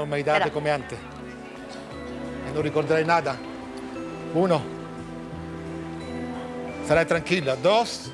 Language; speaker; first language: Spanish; non-native, learner; Italian